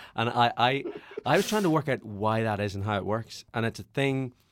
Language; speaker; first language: English; native; English